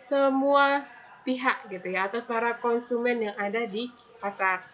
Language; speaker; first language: Indonesian; native; Indonesian